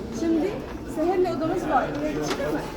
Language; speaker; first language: Turkish; non-native, learner; Arabic